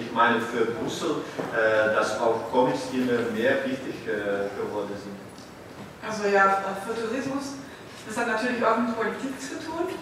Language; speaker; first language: German; non-native, fluent; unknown